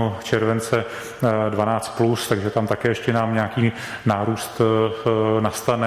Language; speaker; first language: Czech; native; Czech